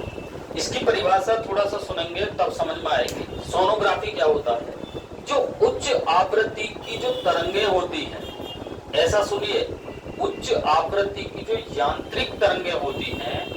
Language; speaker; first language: Hindi; native; Hindi